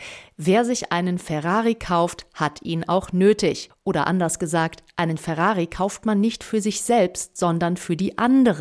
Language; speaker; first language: German; native; German